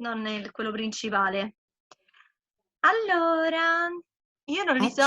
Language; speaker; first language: Italian; native; Italian